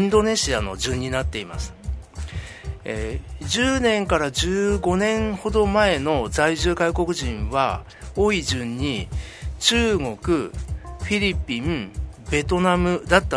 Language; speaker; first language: Japanese; native; Japanese